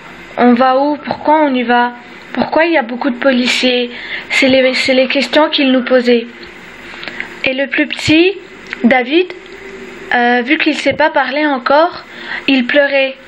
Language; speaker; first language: French; early bilingual, other home language; Armenian